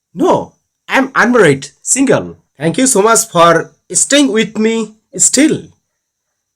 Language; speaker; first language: English; non-native, learner; Bangla